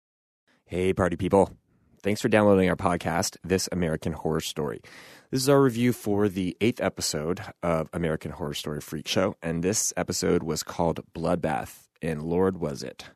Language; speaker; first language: English; native; English